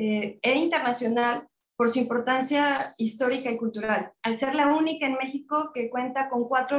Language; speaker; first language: Spanish; native; Spanish